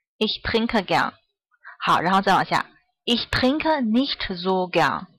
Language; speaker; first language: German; non-native, fluent; Chinese